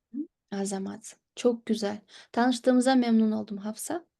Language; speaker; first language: Turkish; non-native, fluent; Kyrgyz